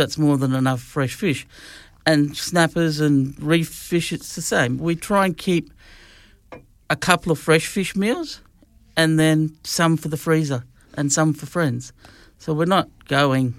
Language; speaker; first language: English; native; English